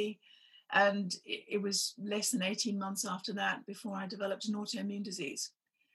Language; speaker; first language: English; native; English